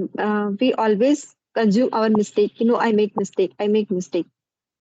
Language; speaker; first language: English; non-native, learner; Hindi